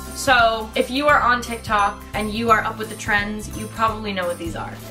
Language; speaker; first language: English; native; English